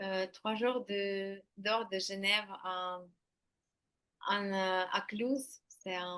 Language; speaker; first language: French; non-native, learner; Ukrainian